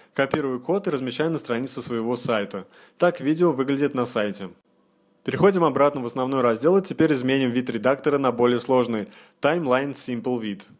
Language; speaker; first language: Russian; native; Russian